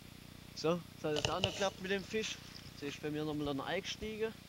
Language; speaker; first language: German; native; German